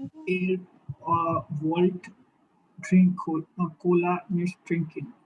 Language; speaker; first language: German; non-native, learner; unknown